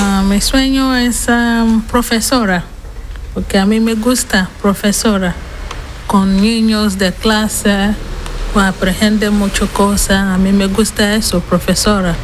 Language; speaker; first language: Spanish; non-native, learner; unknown